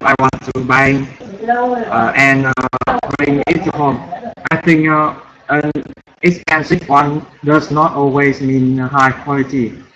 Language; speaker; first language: English; non-native, learner; Vietnamese